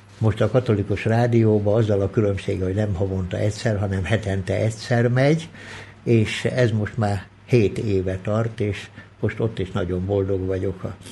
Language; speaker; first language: Hungarian; early bilingual, other home language; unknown